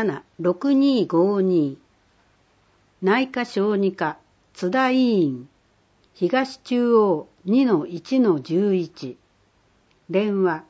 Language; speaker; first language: Japanese; native; Japanese